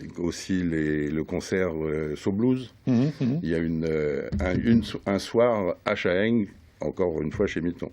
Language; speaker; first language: French; native; French